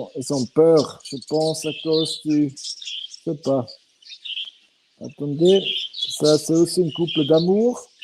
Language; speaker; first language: French; non-native, fluent; Swiss German